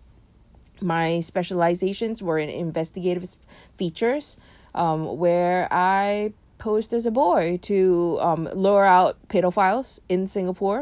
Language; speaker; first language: English; native; English